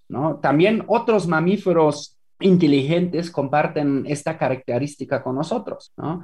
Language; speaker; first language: Spanish; non-native, fluent; German